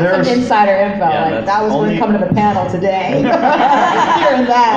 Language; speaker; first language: English; native; English